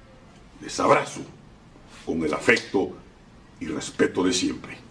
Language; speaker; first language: Spanish; native; Spanish